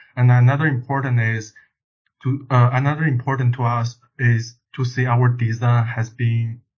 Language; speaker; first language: English; non-native, learner; Chinese